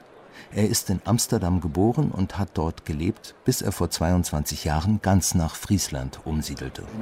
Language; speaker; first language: German; native; German